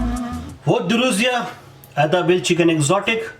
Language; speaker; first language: Russian; non-native, learner; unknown